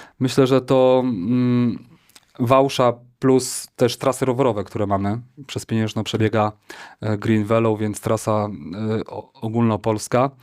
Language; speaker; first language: Polish; native; Polish